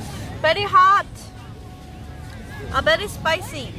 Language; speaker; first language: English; non-native, learner; Korean